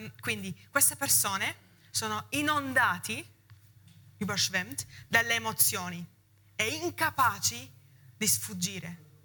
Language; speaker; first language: Italian; early bilingual, heritage; Italian